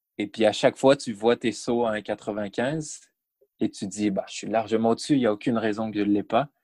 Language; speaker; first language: French; native; French